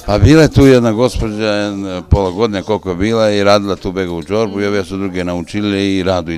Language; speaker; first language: Croatian; native; Croatian